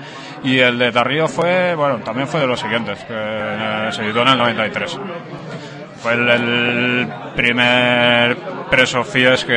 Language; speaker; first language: Spanish; native; Spanish